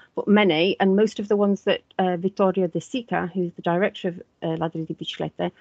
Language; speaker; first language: English; native; English